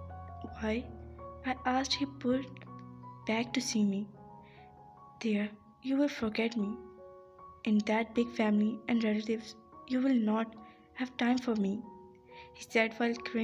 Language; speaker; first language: English; non-native, local second language; Urdu